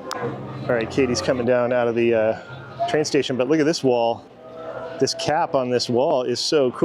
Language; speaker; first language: English; native; English